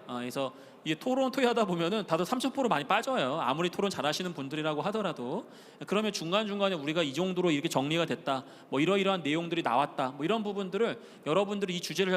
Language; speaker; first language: Korean; native; Korean